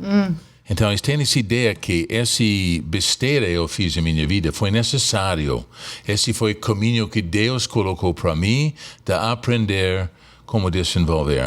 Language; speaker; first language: Portuguese; non-native, fluent; English